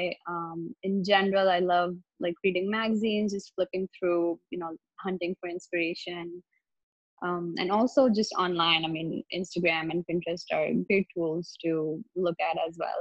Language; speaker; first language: English; non-native, local second language; Hindi